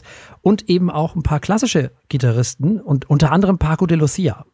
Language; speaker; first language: German; native; German